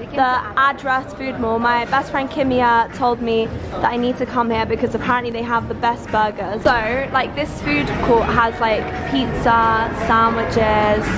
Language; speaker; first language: English; early bilingual, other home language; Persian